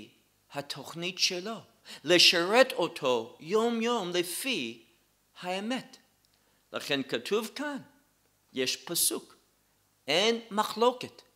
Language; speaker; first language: Hebrew; non-native, fluent; English